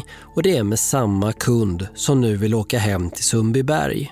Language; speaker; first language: Swedish; native; Swedish